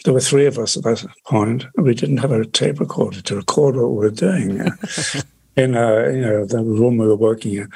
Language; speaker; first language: English; native; English